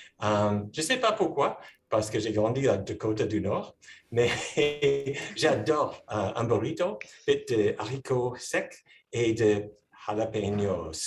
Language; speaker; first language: French; non-native, fluent; English